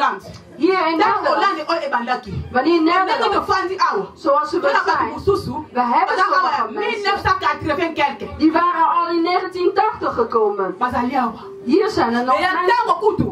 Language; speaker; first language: Dutch; non-native, fluent; Lingala